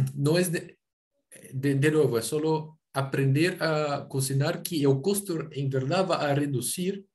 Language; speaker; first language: Spanish; non-native, fluent; Portuguese